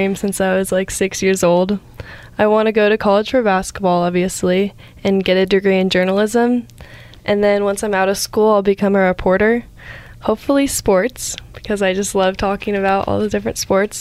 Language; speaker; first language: English; native; English